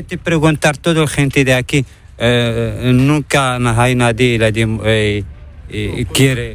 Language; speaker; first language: Spanish; non-native, learner; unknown